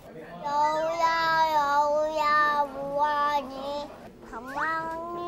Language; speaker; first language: Korean; native; Korean